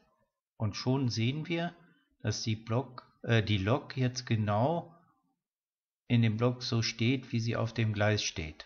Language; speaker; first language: German; native; German